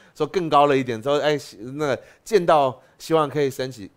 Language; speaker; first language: Chinese; native; Chinese